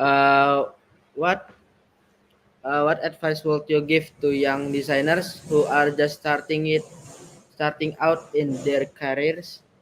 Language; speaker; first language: English; non-native, learner; Indonesian